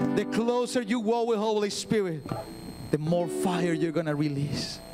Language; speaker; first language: English; non-native, fluent; Spanish